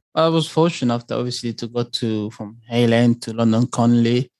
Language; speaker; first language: English; early bilingual, other home language; Lingala